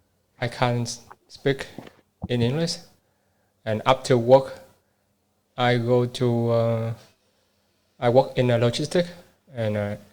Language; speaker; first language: English; non-native, learner; Vietnamese